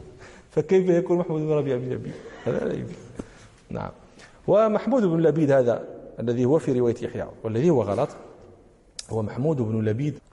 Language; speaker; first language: Arabic; native; Arabic